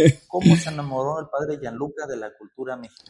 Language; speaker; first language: Spanish; native; Spanish